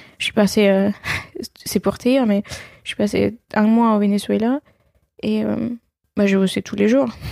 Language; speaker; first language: French; non-native, fluent; Spanish